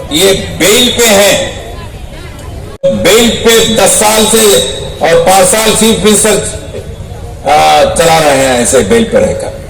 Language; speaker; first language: Urdu; native; Urdu